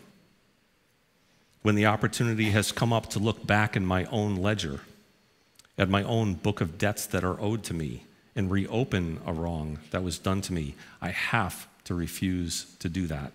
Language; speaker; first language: English; native; English